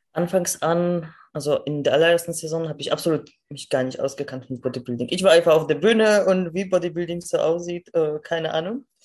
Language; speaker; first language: German; non-native, fluent; Polish